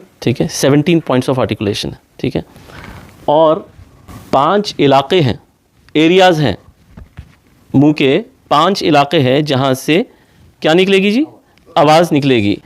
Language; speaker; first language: Urdu; native; Urdu